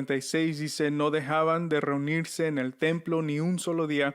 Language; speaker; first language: Spanish; early bilingual, heritage; Spanish